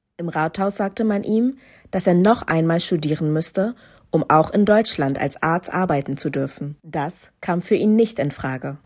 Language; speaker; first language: German; native; German